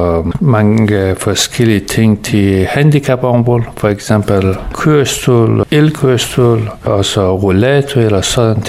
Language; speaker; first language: Danish; early bilingual, other home language; Persian